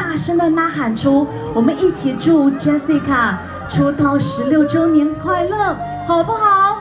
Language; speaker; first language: Chinese; native; Chinese